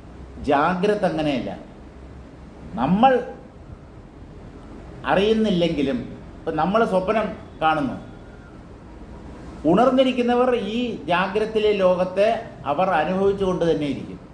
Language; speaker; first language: Malayalam; native; Malayalam